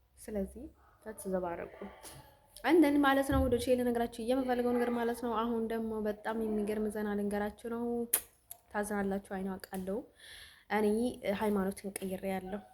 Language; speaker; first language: Amharic; native; Amharic